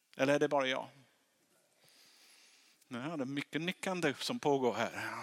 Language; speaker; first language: Swedish; non-native, fluent; English